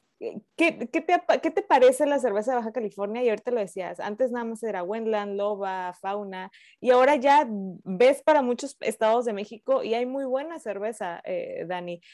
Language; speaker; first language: Spanish; native; Spanish